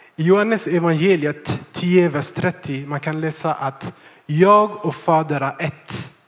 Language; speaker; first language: Swedish; non-native, fluent; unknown